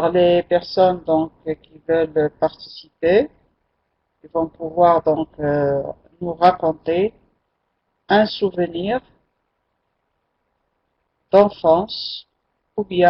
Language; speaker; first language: French; non-native, local second language; Arabic